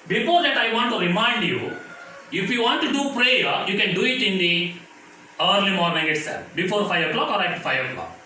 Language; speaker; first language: English; non-native, local second language; Kannada